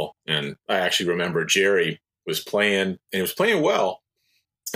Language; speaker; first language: English; native; English